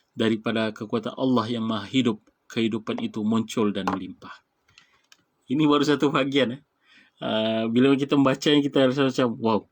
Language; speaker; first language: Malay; native; Malay